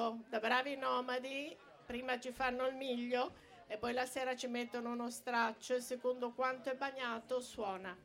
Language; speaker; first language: Italian; non-native, learner; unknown